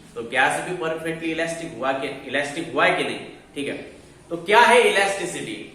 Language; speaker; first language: Hindi; non-native, local second language; Marathi